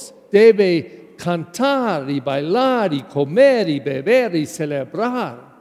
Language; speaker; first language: Spanish; non-native, learner; English